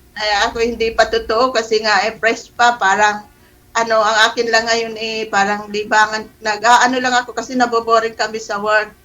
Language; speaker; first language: Filipino; non-native, local second language; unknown